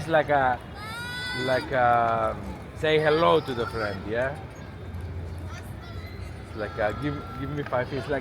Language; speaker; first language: English; non-native, learner; Macedonian